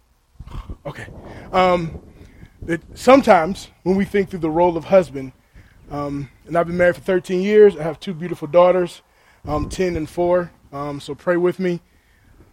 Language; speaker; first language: English; native; English